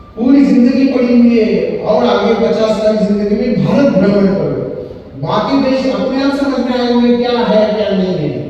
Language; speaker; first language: Hindi; non-native, local second language; Marathi